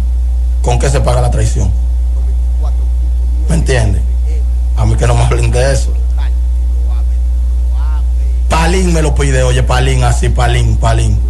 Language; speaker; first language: Spanish; native; Spanish